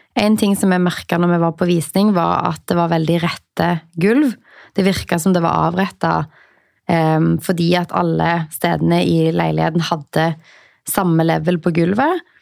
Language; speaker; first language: Norwegian; native; Norwegian